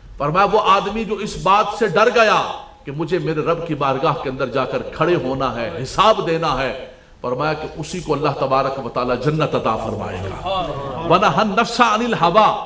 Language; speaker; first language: Urdu; non-native, local second language; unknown